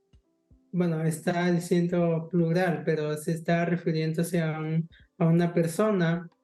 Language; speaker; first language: Spanish; non-native, local second language; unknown